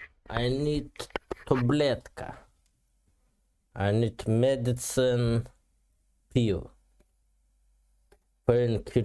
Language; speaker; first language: English; non-native, learner; Russian